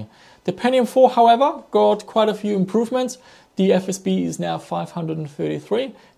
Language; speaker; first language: English; non-native, fluent; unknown